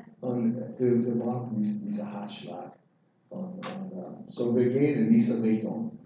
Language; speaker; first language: German; non-native, learner; English